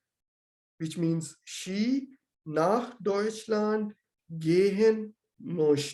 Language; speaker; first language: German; non-native, learner; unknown